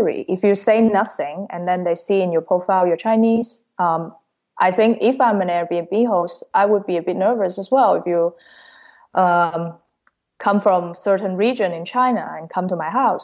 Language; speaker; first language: English; non-native, fluent; Cantonese